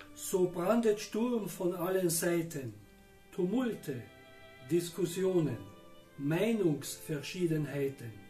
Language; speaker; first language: German; native; German